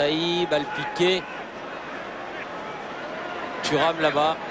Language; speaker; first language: French; native; French